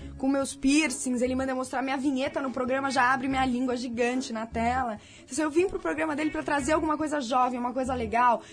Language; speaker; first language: Portuguese; native; Portuguese